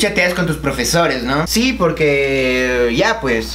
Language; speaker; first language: Spanish; native; Spanish